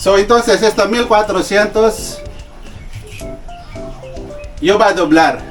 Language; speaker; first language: Spanish; non-native, learner; Filipino